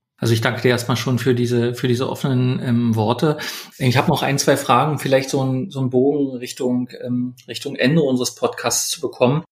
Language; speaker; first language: German; native; German